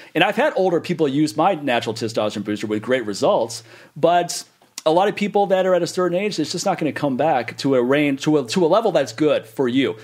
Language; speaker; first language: English; native; English